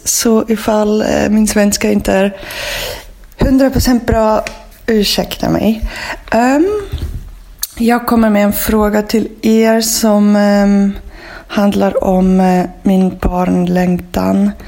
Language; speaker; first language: Swedish; non-native, fluent; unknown